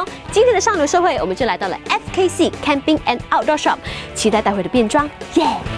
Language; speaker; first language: Chinese; native; Chinese